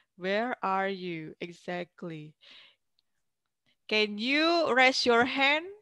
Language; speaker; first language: English; non-native, fluent; Indonesian